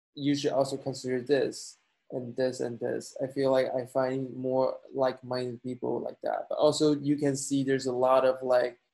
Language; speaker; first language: English; non-native, fluent; Chinese